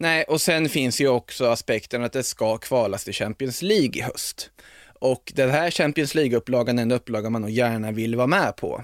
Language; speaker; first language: Swedish; native; Swedish